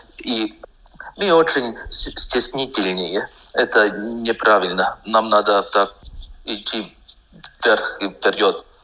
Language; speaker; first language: Russian; non-native, local second language; Latvian